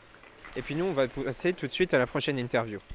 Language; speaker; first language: French; native; French